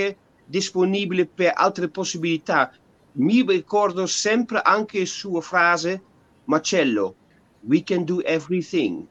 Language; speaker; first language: Italian; non-native, fluent; Dutch